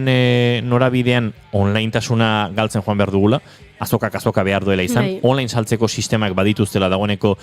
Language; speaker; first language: Basque; native; Basque